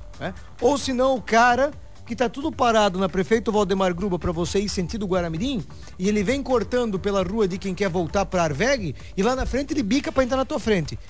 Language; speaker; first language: Portuguese; native; Portuguese